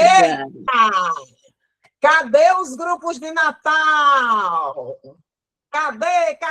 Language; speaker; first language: Portuguese; native; Portuguese